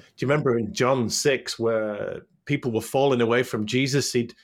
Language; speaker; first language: English; native; English